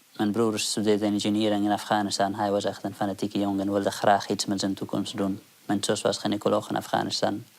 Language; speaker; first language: Dutch; non-native, fluent; Persian